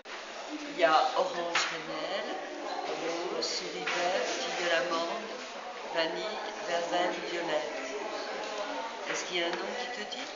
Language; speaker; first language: French; native; French